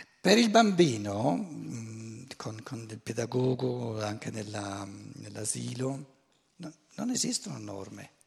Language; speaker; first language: Italian; native; Italian